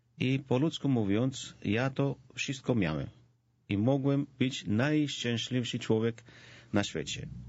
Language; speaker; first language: Polish; non-native, fluent; Georgian